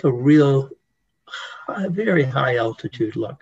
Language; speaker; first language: English; native; English